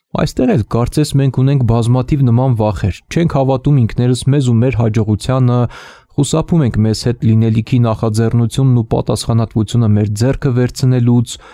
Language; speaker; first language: Armenian; native; Armenian